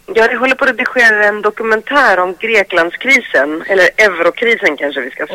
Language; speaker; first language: Swedish; early bilingual, other home language; Greek